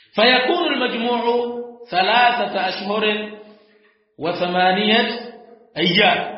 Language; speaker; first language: Arabic; non-native, fluent; Swahili